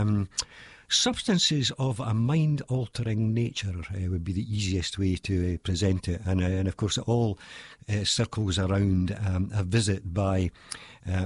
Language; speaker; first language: English; native; English